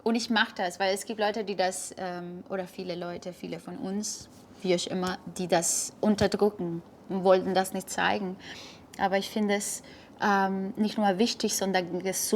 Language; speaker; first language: German; non-native, fluent; Spanish